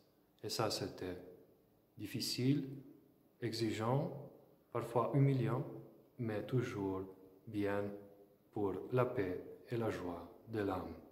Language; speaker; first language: French; non-native, fluent; Slovenian